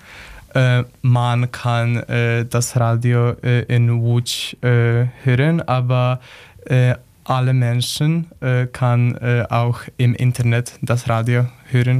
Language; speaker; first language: German; non-native, learner; Polish